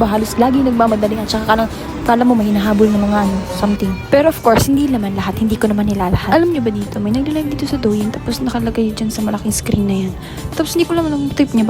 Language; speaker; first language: Filipino; native; Filipino